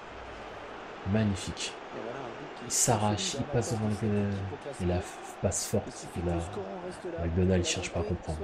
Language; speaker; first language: French; native; French